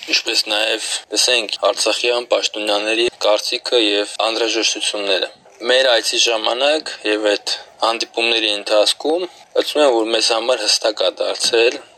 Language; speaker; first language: Armenian; early bilingual, heritage; Armenian